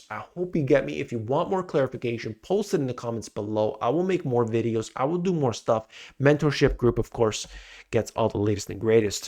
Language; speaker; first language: English; native; English